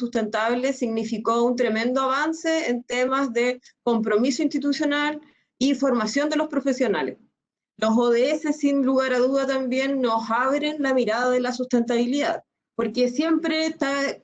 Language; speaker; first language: Spanish; native; Spanish